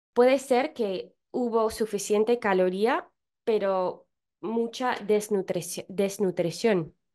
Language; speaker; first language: Spanish; non-native, fluent; English